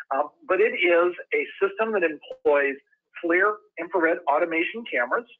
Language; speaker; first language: English; native; English